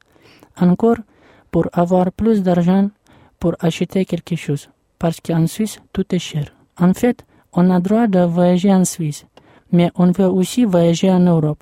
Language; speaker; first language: French; non-native, fluent; Russian